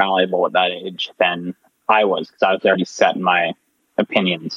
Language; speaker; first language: English; native; English